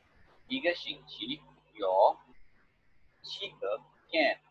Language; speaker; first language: Chinese; non-native, learner; English